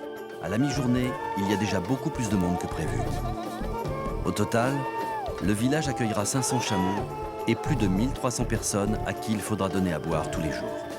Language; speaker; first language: French; native; French